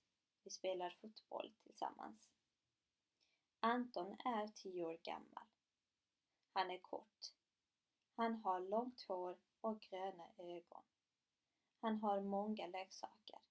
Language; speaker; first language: Swedish; non-native, fluent; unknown